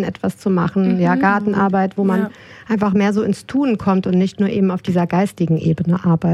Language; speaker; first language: German; native; German